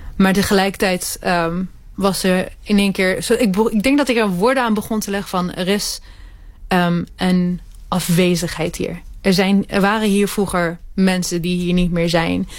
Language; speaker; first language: Dutch; early bilingual, other home language; Hebrew